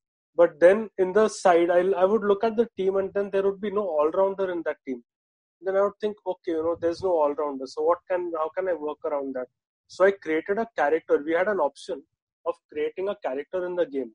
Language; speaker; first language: English; non-native, local second language; Marathi